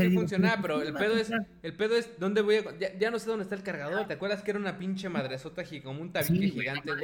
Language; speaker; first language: Spanish; native; Spanish